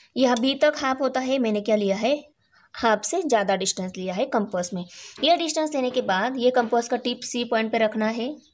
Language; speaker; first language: Hindi; non-native, local second language; Marathi